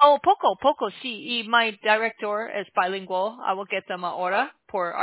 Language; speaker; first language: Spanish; non-native, learner; English